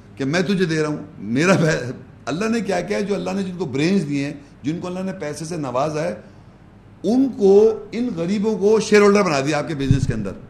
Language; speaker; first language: Urdu; native; Urdu